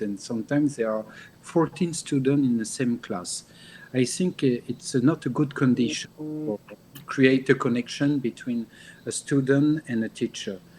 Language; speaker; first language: English; non-native, learner; French